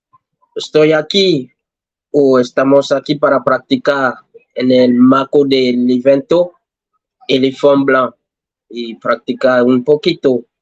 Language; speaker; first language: Spanish; non-native, learner; French